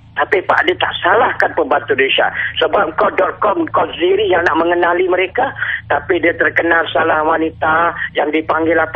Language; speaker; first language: Malay; native; Malay